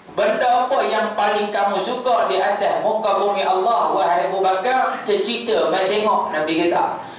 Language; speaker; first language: Malay; native; Malay